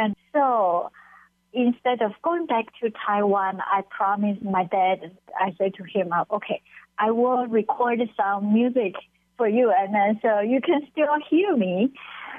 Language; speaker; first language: English; non-native, fluent; Chinese